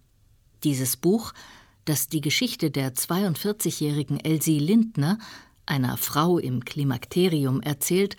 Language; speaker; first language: German; native; German